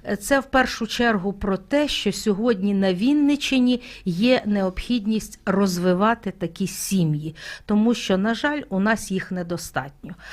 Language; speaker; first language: Ukrainian; native; Ukrainian